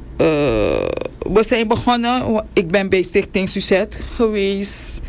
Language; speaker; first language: Dutch; native; Dutch